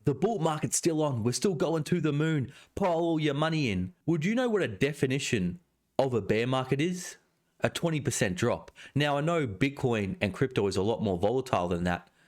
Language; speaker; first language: English; native; English